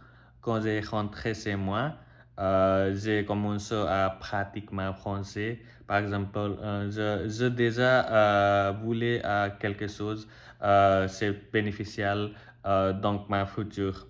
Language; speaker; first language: French; non-native, learner; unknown